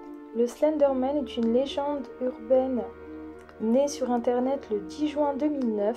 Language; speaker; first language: French; native; French